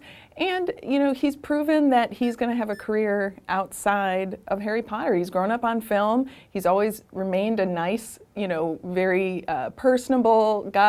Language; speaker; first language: English; native; English